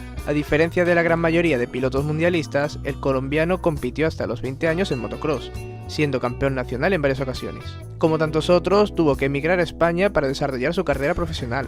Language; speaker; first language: Spanish; native; Spanish